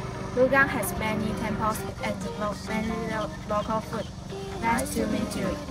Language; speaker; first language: English; non-native, learner; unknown